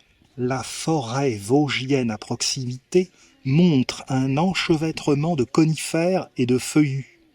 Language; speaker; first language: French; native; French